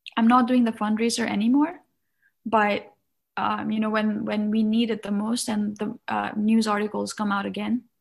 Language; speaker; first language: English; non-native, local second language; Nepali